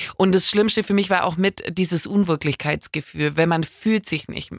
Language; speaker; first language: German; native; German